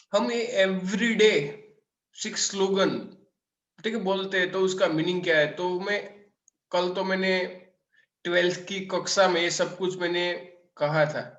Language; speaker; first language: Hindi; non-native, local second language; Gujarati